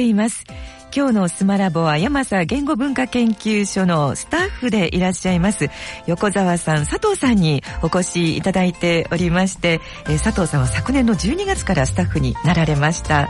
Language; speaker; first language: Japanese; native; Japanese